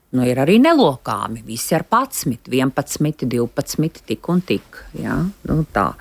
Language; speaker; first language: Latvian; native; Latvian